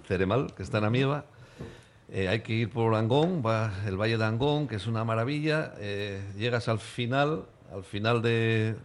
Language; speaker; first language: Spanish; native; Spanish